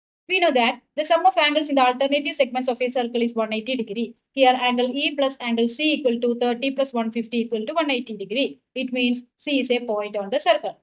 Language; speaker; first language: English; non-native, local second language; Malayalam